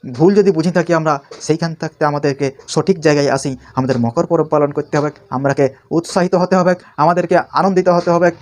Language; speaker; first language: Bangla; non-native, local second language; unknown